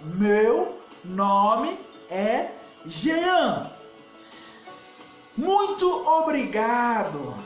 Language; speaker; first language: Portuguese; non-native, learner; Haitian Creole